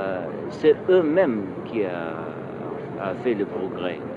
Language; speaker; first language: French; non-native, fluent; English